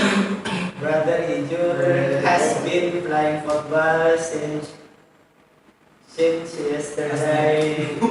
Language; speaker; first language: English; non-native, learner; Indonesian